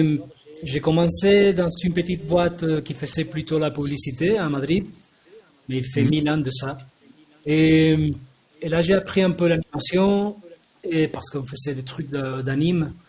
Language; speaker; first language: French; non-native, fluent; Spanish